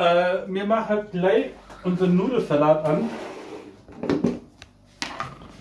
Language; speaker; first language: German; non-native, fluent; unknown